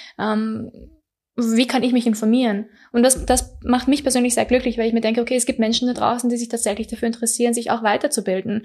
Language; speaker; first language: German; early bilingual, other home language; Persian